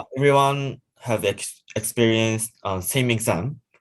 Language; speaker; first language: English; non-native, learner; Japanese